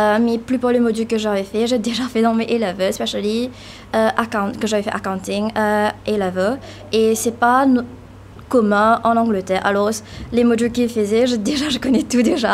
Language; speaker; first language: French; non-native, local second language; Morisyen